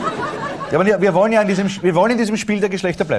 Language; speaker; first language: German; native; German